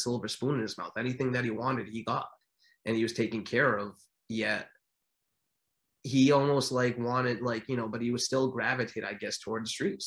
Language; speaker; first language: English; native; English